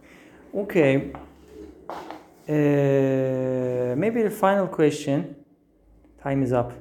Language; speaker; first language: English; non-native, fluent; Turkish